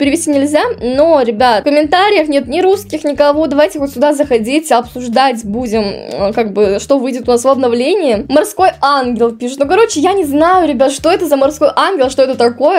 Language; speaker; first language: Russian; native; Russian